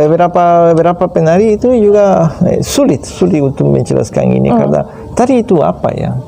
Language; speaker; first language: Indonesian; non-native, fluent; Spanish